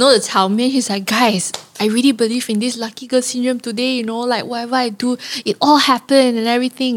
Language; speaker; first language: English; non-native, local second language; Cantonese